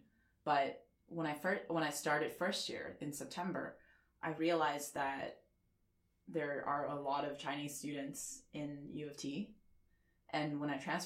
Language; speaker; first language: English; non-native, fluent; Chinese